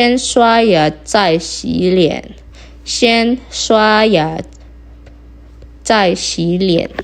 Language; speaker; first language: Chinese; non-native, fluent; Indonesian